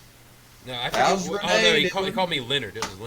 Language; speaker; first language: English; native; English